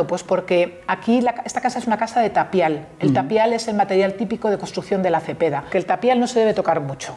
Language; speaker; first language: Spanish; native; Spanish